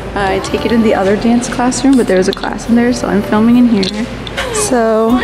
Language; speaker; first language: English; native; English